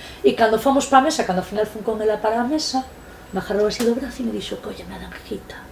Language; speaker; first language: Galician; native; Galician